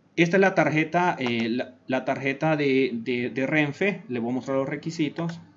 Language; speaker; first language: Spanish; native; Spanish